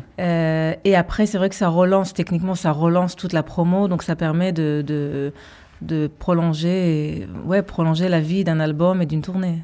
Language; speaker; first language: French; early bilingual, heritage; Hebrew